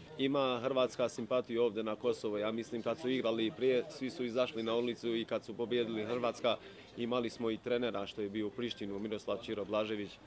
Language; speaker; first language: Croatian; non-native, local second language; Albanian